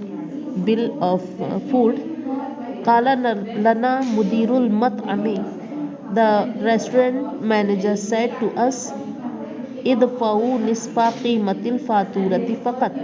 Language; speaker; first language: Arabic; non-native, fluent; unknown